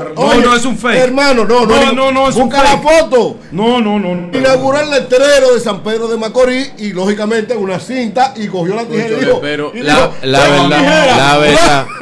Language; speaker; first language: Spanish; native; Spanish